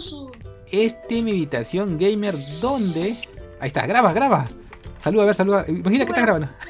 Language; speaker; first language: Spanish; native; Spanish